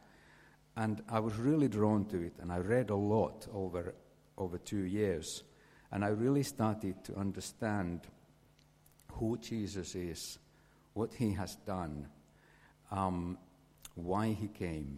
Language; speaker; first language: English; non-native, fluent; Finnish